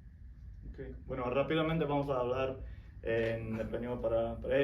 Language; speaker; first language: Spanish; non-native, fluent; English